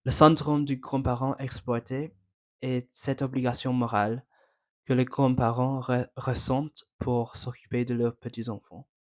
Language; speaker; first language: French; non-native, fluent; English